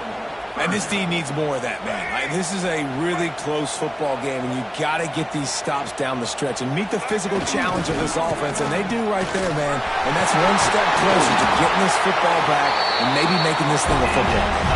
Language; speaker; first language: English; native; English